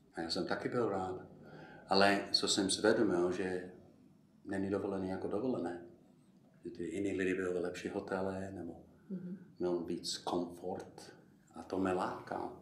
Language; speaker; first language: Czech; non-native, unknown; English